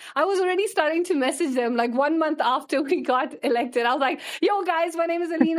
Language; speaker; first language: English; early bilingual, other home language; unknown